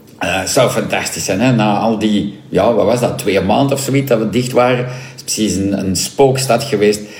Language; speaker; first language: Dutch; non-native, local second language; French